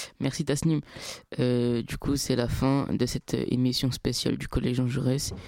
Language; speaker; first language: French; native; French